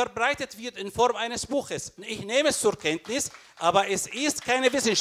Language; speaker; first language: German; non-native, fluent; Arabic